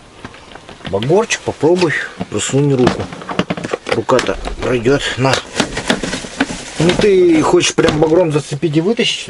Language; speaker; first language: Russian; native; Russian